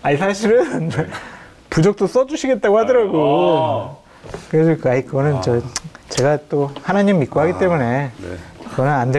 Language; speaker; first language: Korean; native; Korean